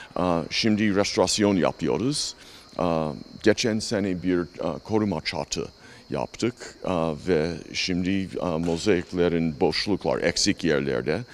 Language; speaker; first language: Turkish; non-native, fluent; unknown